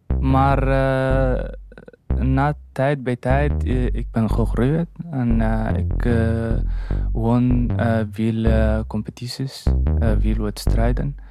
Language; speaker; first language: Dutch; non-native, learner; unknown